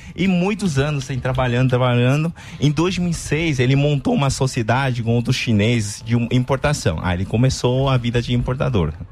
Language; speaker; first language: Portuguese; non-native, fluent; Chinese